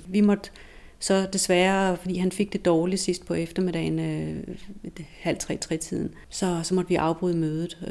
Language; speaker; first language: Danish; native; Danish